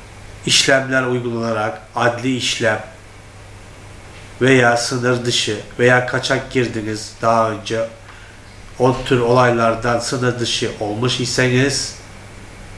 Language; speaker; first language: Turkish; non-native, fluent; Turkmen